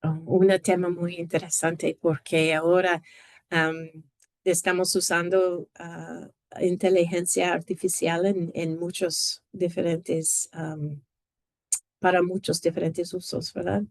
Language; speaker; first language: Spanish; non-native, fluent; English